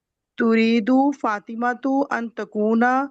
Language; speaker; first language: Arabic; non-native, learner; Urdu